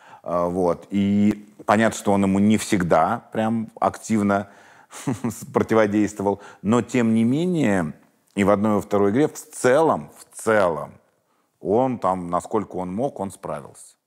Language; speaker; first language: Russian; native; Russian